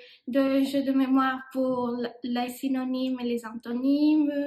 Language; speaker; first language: French; non-native, fluent; Spanish